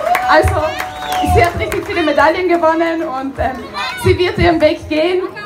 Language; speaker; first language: German; non-native, fluent; Italian